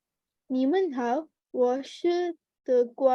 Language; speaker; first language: Chinese; non-native, learner; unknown